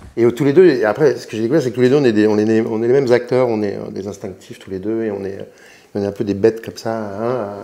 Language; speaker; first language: French; native; French